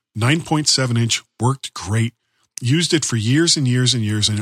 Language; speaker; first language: English; native; English